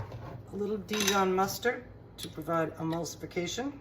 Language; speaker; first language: English; native; English